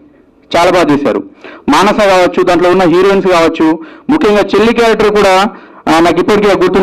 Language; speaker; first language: Telugu; native; Telugu